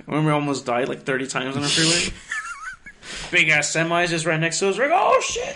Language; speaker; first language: English; early bilingual, other home language; Spanish